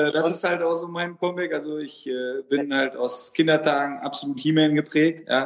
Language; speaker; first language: German; native; German